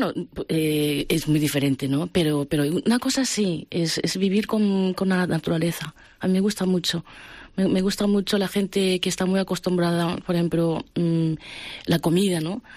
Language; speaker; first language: Spanish; non-native, fluent; Japanese